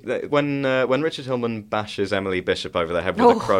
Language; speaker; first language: English; native; English